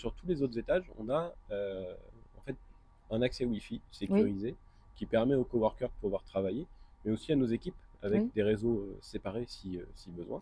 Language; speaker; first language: French; native; French